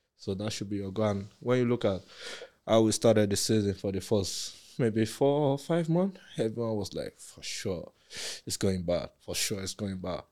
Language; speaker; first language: English; non-native, local second language; Yoruba